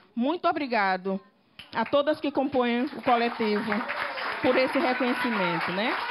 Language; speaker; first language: Portuguese; native; Portuguese